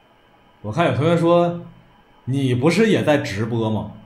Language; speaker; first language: Chinese; native; Chinese